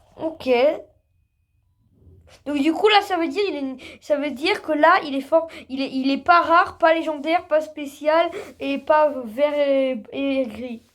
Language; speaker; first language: French; native; French